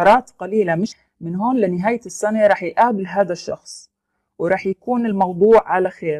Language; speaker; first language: Arabic; native; Arabic